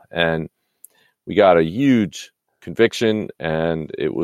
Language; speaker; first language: English; native; English